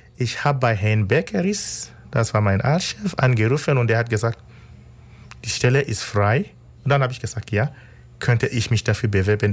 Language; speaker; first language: German; non-native, fluent; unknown